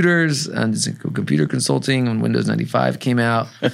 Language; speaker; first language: English; native; English